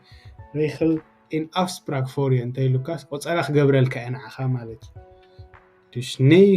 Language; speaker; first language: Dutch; non-native, learner; Tigrinya